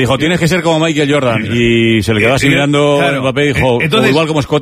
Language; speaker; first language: Spanish; native; Spanish